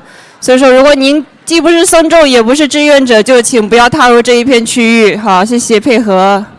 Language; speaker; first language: Chinese; native; Chinese